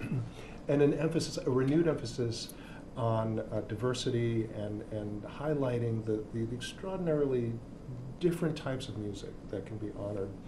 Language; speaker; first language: English; native; English